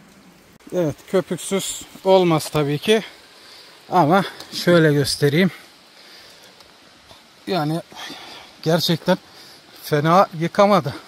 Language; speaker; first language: Turkish; native; Turkish